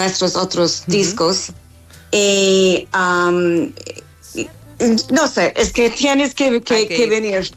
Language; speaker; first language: Spanish; non-native, fluent; English